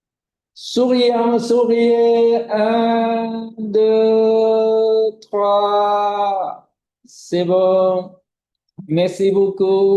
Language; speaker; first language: French; non-native, fluent; Vietnamese